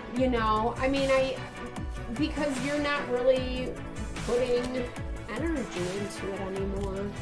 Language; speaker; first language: English; native; English